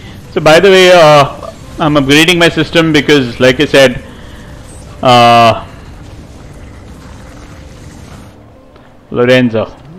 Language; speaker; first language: English; non-native, local second language; Hindi